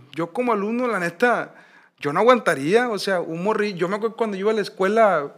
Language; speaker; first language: Spanish; native; Spanish